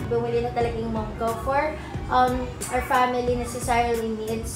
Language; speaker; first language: English; non-native, local second language; Filipino